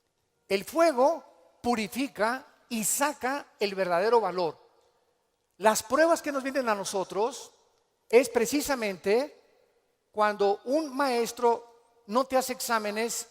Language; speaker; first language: Spanish; native; Spanish